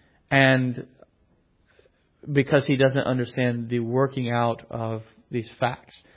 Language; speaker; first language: English; native; English